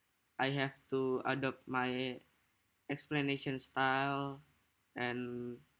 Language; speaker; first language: English; non-native, learner; Indonesian